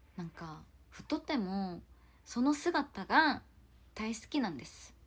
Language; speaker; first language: Japanese; non-native, fluent; Korean